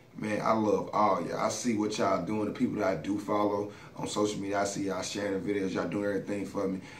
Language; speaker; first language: English; native; English